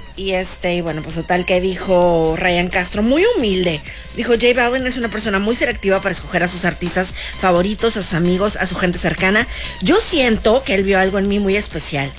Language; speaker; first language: Spanish; native; Spanish